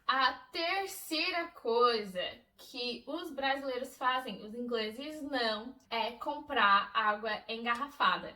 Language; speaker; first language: Portuguese; non-native, fluent; English